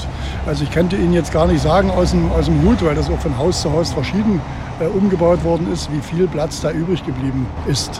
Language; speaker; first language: German; native; German